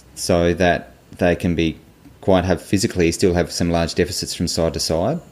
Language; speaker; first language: English; native; English